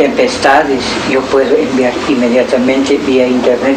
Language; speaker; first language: Spanish; non-native, local second language; Kʼicheʼ